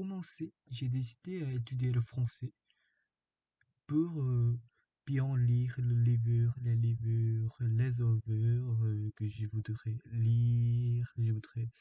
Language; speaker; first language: French; non-native, fluent; Korean